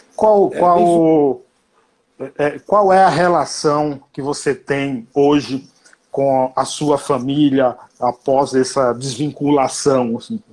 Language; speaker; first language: Portuguese; native; Portuguese